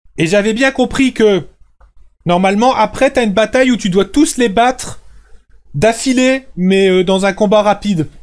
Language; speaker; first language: French; native; French